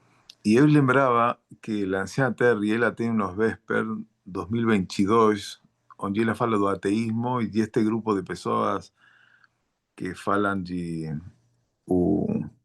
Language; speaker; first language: Portuguese; non-native, learner; Spanish